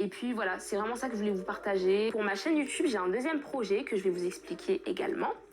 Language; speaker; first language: French; early bilingual, other home language; Fula